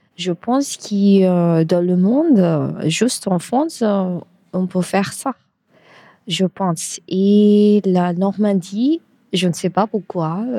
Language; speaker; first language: French; non-native, learner; Bangla